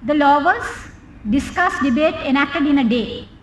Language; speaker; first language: English; non-native, local second language; Sinhala